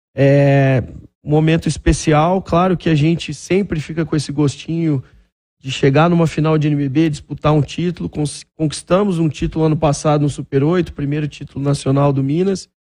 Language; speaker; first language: Portuguese; native; Portuguese